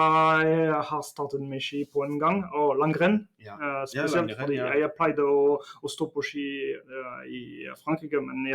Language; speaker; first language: Norwegian; non-native, fluent; French